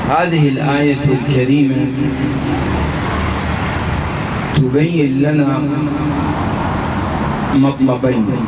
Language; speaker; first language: Arabic; native; Arabic